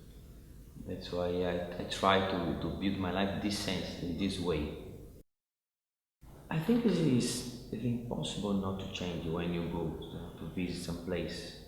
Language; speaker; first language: English; non-native, fluent; Portuguese